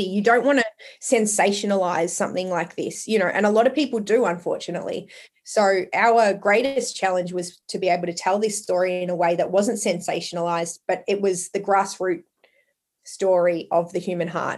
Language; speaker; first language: English; native; English